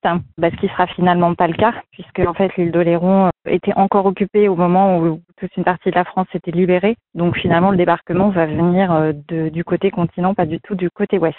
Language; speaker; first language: French; native; French